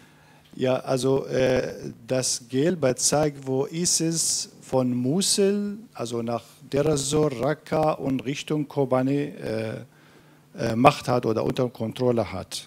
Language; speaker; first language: German; non-native, fluent; Kurdish